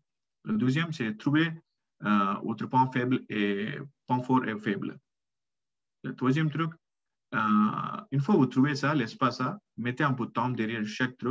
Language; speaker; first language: French; non-native, learner; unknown